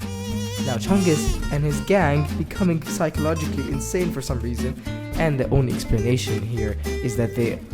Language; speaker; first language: English; native; English